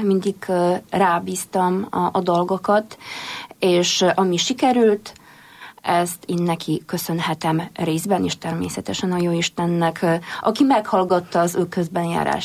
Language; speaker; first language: Hungarian; non-native, fluent; Polish